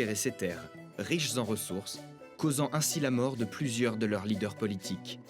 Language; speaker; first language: French; native; French